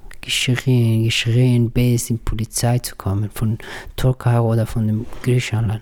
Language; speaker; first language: German; non-native, learner; Persian